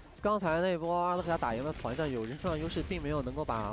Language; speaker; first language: Chinese; native; Chinese